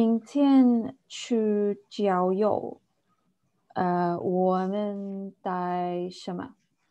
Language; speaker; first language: Chinese; non-native, learner; English